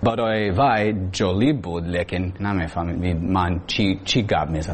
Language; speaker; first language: Persian; non-native, learner; English